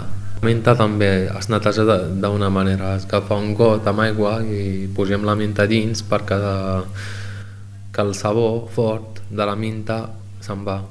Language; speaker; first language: Catalan; non-native, learner; Arabic